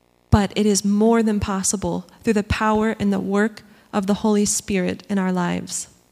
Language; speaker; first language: English; native; English